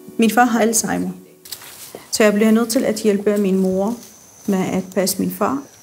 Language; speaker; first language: Danish; non-native, fluent; Arabic